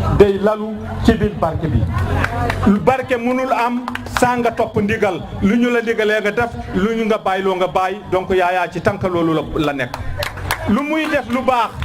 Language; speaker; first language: Wolof; non-native, local second language; Fula